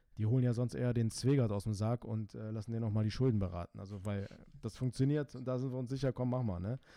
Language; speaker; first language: German; early bilingual, other home language; Turkish